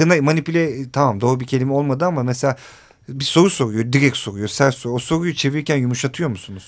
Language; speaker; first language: Turkish; native; Turkish